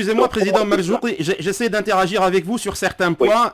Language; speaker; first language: French; non-native, local second language; Arabic